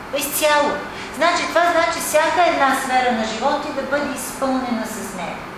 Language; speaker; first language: Bulgarian; native; Bulgarian